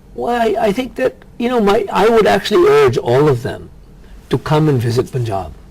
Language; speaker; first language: English; non-native, local second language; Punjabi